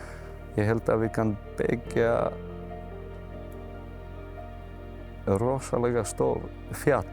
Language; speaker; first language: Icelandic; non-native, learner; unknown